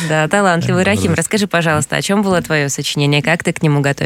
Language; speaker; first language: Russian; native; Russian